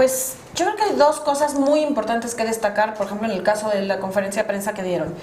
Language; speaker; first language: Spanish; native; Spanish